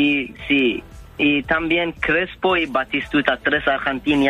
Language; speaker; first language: Spanish; non-native, learner; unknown